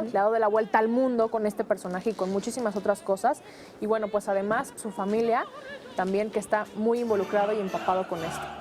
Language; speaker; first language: Spanish; native; Spanish